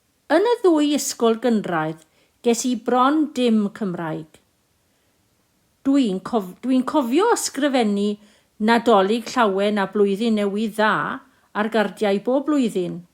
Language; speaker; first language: Welsh; non-native, local second language; English